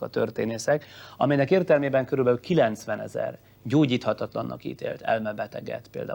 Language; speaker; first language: Hungarian; native; Hungarian